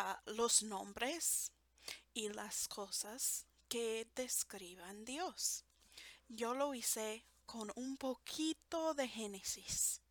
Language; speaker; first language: Spanish; non-native, fluent; English